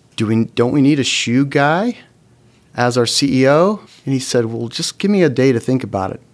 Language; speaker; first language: English; native; English